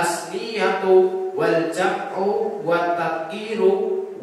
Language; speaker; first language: Arabic; non-native, learner; Indonesian